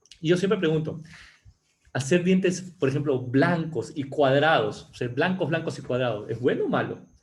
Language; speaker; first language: Spanish; native; Spanish